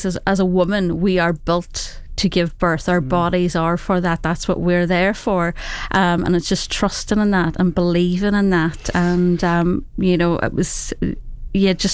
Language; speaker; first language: English; native; English